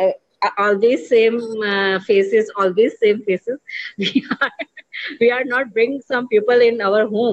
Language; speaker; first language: English; non-native, learner; Urdu